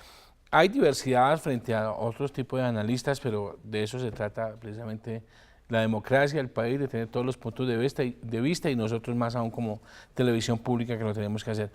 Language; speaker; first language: Spanish; native; Spanish